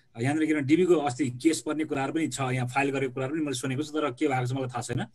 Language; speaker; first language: Nepali; native; Nepali